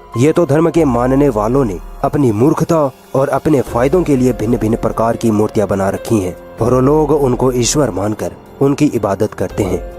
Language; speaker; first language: Hindi; native; Hindi